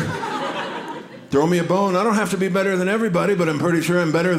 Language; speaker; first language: English; native; English